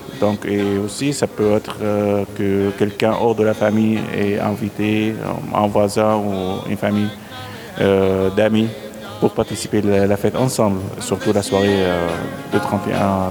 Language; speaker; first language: French; non-native, fluent; Arabic